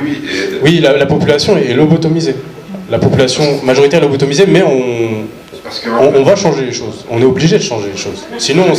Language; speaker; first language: French; native; French